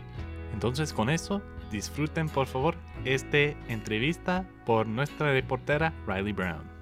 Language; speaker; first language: Spanish; non-native, learner; English